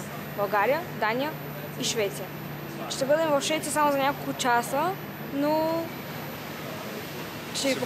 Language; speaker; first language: Bulgarian; native; Bulgarian